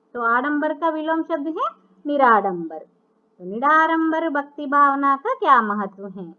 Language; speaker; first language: Hindi; non-native, local second language; Telugu